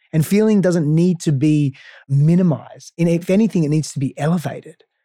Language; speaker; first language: English; non-native, local second language; Greek